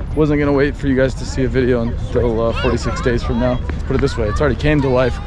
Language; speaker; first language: English; native; English